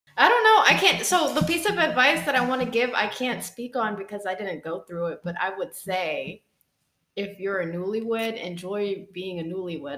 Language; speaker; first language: English; early bilingual, other home language; Spanish